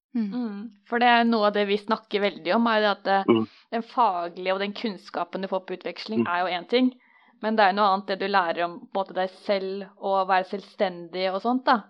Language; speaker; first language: Norwegian; native; Norwegian